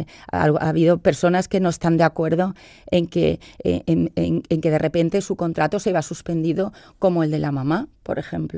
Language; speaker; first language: Spanish; native; Spanish